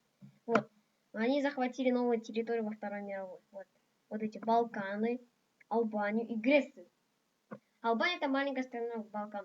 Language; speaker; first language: Russian; non-native, local second language; Kazakh